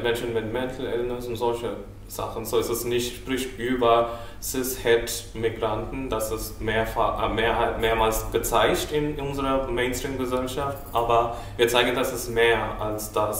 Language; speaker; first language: German; non-native, learner; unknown